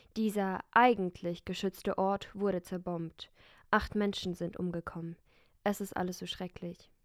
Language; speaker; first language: German; early bilingual, other home language; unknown